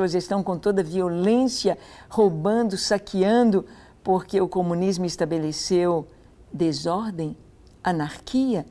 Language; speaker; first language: Portuguese; native; Portuguese